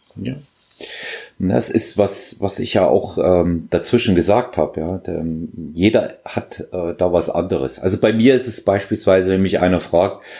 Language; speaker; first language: German; native; German